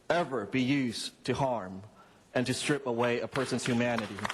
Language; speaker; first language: English; non-native, local second language; Cantonese